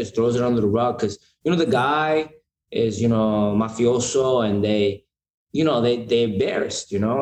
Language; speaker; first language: English; native; English